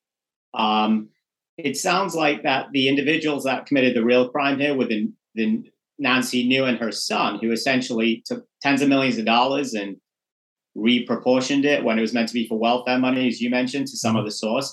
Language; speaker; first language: English; native; English